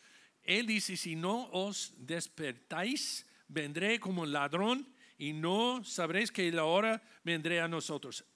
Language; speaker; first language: Spanish; non-native, fluent; English